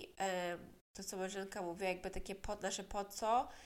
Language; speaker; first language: Polish; native; Polish